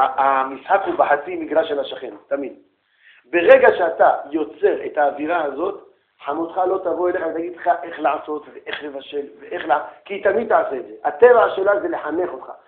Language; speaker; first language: Hebrew; native; Hebrew